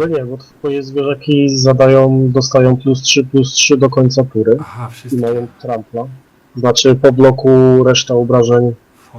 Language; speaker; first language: Polish; native; Polish